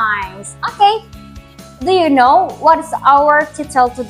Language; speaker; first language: English; non-native, learner; Indonesian